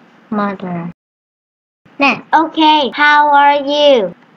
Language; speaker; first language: English; non-native, learner; Vietnamese